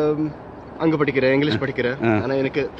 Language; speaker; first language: Tamil; non-native, learner; Arabic